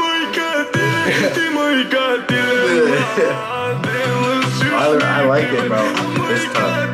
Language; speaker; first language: English; native; English